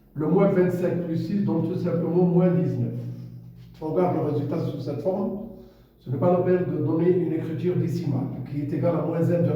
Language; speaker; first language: French; non-native, local second language; Arabic